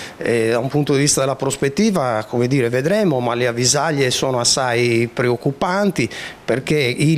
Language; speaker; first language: Italian; native; Italian